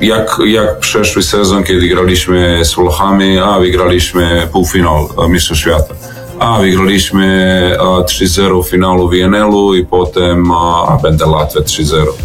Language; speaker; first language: Polish; non-native, fluent; Serbian